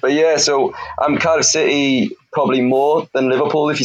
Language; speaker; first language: English; native; English